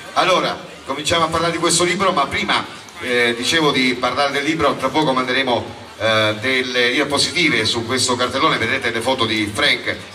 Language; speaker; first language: Italian; native; Italian